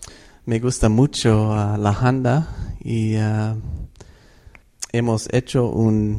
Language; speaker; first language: Spanish; non-native, fluent; English